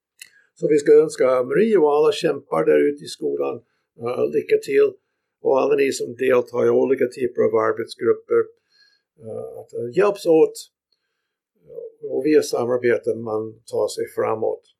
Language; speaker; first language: Swedish; non-native, fluent; English